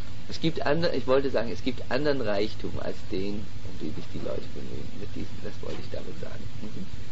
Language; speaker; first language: German; native; German